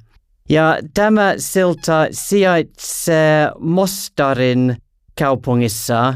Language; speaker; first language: Finnish; non-native, learner; English